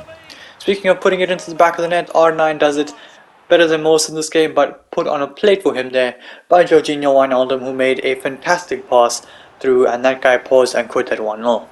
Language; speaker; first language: English; native; English